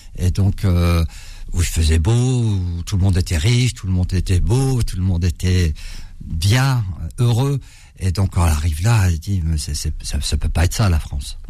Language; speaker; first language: French; early bilingual, other home language; Arabic